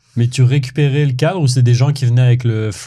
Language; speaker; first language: French; native; French